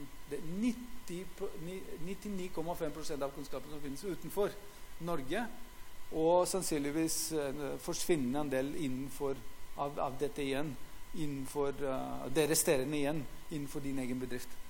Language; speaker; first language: Norwegian; non-native, fluent; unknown